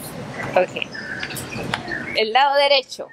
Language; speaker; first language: Spanish; native; Spanish